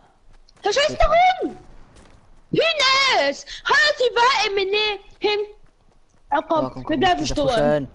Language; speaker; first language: German; non-native, local second language; Luxembourgish